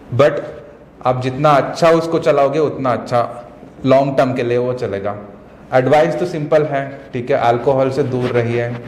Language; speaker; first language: Hindi; non-native, local second language; Kannada